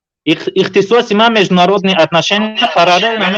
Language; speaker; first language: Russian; non-native, local second language; Tajik